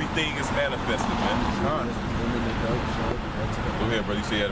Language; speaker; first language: English; native; English